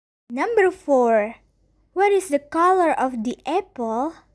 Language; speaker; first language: English; non-native, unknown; Indonesian